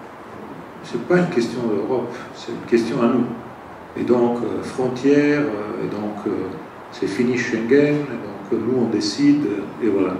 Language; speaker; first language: French; non-native, fluent; Italian